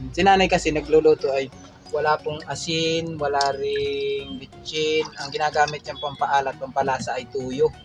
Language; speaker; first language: Filipino; native; Filipino